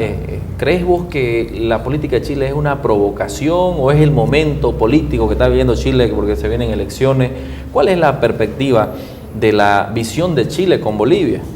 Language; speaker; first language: Spanish; native; Spanish